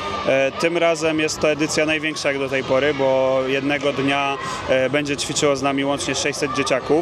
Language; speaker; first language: Polish; native; Polish